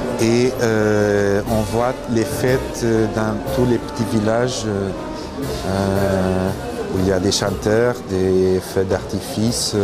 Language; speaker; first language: French; non-native, fluent; Portuguese